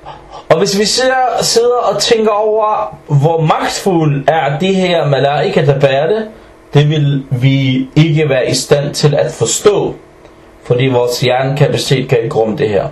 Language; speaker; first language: Danish; early bilingual, other home language; Arabic